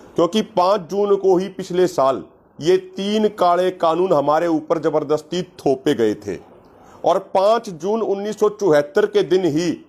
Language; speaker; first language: Hindi; native; Hindi